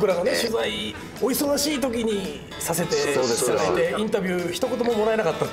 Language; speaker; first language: Japanese; native; Japanese